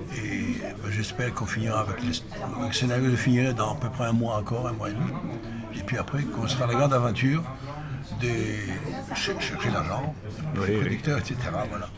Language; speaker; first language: French; non-native, fluent; Greek